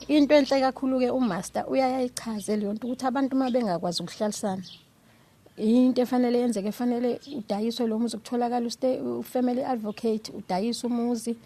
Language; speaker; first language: Zulu; native; Zulu